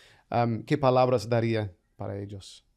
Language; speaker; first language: Spanish; non-native, fluent; English